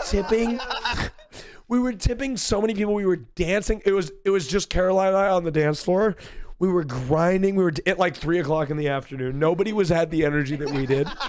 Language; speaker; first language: English; native; English